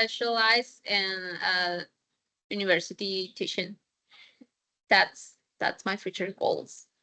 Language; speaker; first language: English; non-native, fluent; Spanish